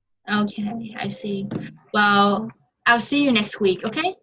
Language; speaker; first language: English; non-native, fluent; Vietnamese